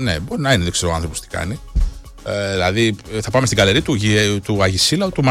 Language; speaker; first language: Greek; native; Greek